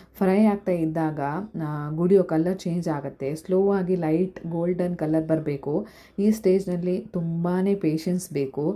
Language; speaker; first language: Kannada; non-native, local second language; Konkani